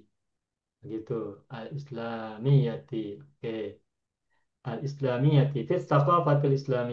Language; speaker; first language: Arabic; non-native, fluent; Indonesian